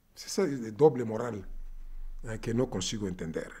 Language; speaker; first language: Spanish; non-native, fluent; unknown